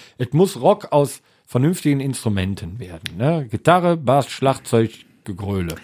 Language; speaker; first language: German; native; German